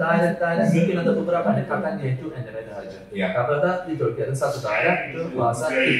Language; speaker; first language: Indonesian; non-native, learner; Turkish